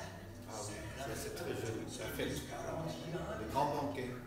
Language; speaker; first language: French; non-native, fluent; Spanish